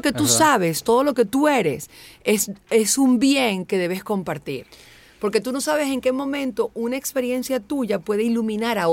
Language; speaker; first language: Spanish; native; Spanish